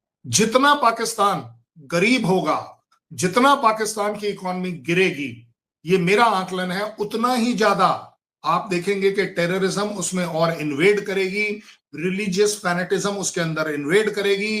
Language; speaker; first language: Hindi; native; Hindi